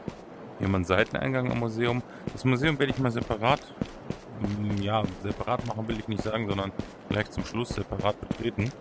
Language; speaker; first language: German; native; German